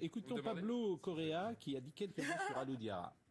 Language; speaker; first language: French; native; French